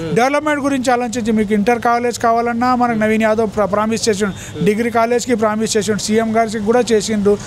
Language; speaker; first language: Telugu; non-native, local second language; Urdu